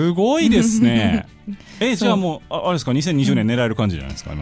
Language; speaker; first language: Japanese; native; Japanese